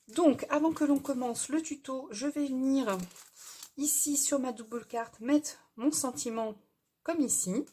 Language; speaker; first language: French; native; French